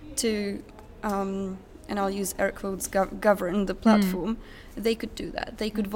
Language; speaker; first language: English; non-native, fluent; Czech